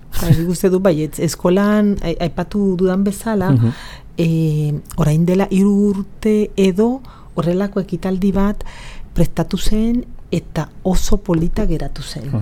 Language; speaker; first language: Basque; non-native, fluent; Spanish